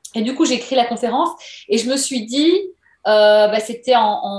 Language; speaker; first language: French; native; French